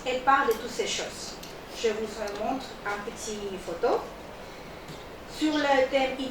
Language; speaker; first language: French; non-native, learner; Spanish